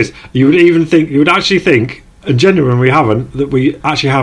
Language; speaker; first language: English; native; English